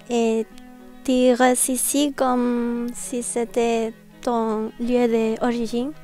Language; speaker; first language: French; non-native, learner; Spanish